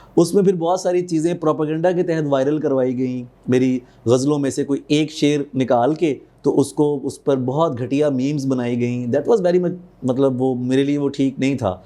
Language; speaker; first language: Urdu; non-native, local second language; Punjabi